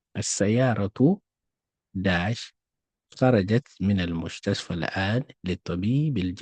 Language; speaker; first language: Arabic; non-native, fluent; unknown